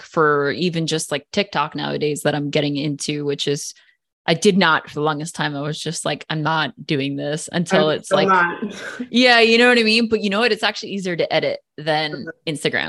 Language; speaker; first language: English; native; English